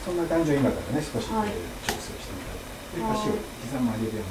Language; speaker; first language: Japanese; native; Japanese